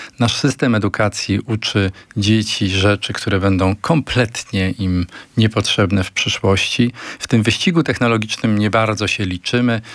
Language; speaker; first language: Polish; native; Polish